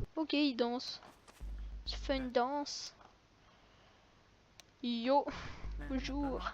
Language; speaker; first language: French; native; French